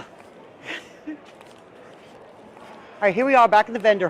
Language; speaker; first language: English; native; English